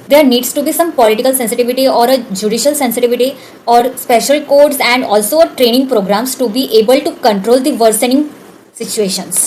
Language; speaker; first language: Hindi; non-native, local second language; Bangla